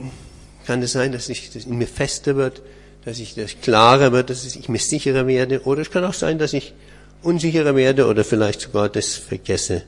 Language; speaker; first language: German; native; German